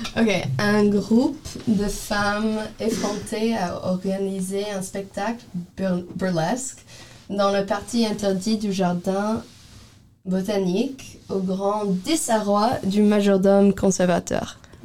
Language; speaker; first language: French; early bilingual, heritage; French